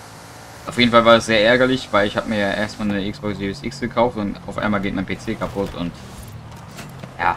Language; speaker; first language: German; native; German